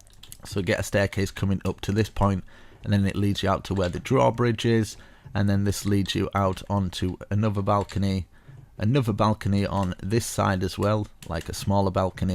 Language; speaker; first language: English; native; English